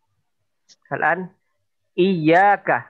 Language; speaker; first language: Indonesian; native; Indonesian